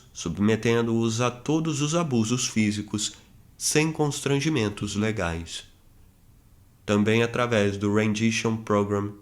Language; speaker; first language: Portuguese; native; Portuguese